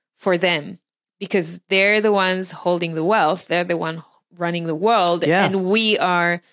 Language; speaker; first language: English; non-native, fluent; Hebrew